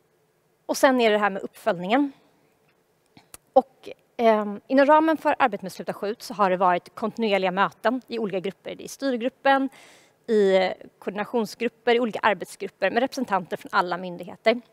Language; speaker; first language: Swedish; native; Swedish